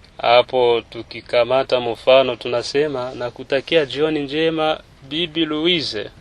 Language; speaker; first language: Swahili; non-native, local second language; Kinyarwanda